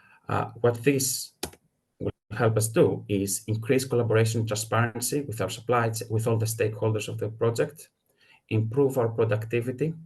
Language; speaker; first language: English; non-native, fluent; Greek